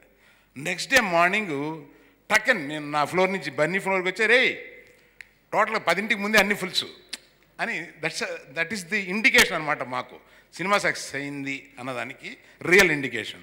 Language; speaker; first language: Telugu; native; Telugu